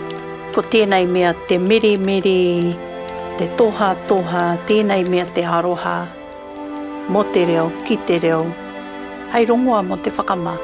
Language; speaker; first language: Māori; non-native, local second language; English